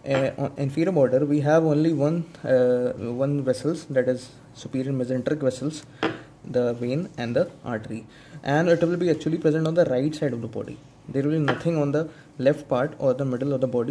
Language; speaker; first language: English; non-native, local second language; Hindi